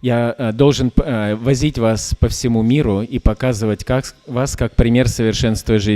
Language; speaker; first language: Russian; native; Russian